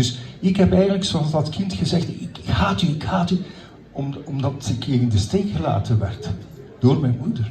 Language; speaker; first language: Dutch; early bilingual, other home language; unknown